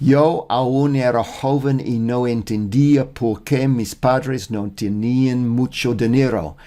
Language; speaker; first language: Spanish; non-native, learner; English